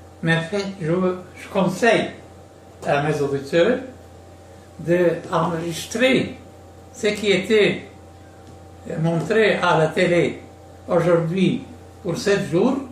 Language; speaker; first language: French; non-native, local second language; Arabic